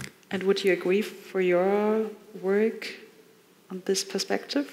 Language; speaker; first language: English; non-native, fluent; German